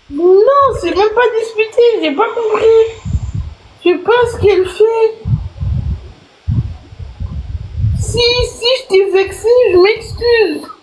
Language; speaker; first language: French; native; French